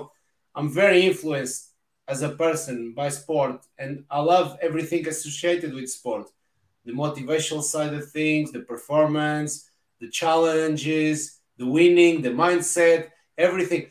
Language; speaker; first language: English; non-native, fluent; Portuguese